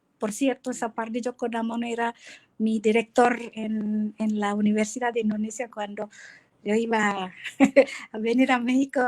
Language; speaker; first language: Spanish; non-native, fluent; Indonesian